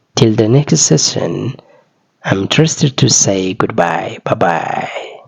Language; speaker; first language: English; non-native, local second language; Amharic